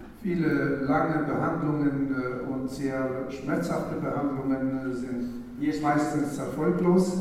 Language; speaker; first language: German; non-native, fluent; Russian